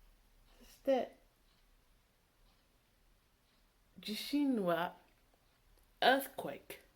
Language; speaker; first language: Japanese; non-native, learner; English